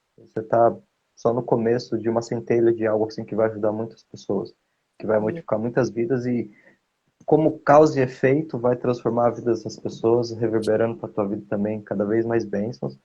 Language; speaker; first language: Portuguese; native; Portuguese